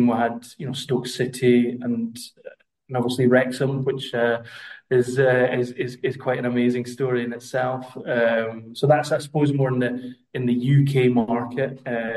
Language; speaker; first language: English; native; English